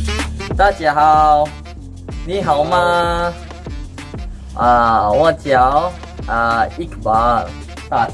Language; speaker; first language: Chinese; non-native, learner; Malay